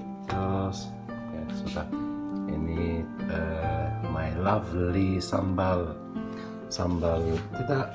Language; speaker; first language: Indonesian; non-native, learner; Arabic